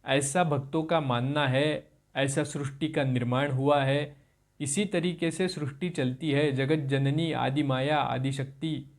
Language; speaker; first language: Hindi; non-native, local second language; Marathi